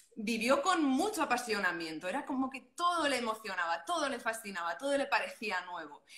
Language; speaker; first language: Spanish; non-native, local second language; Catalan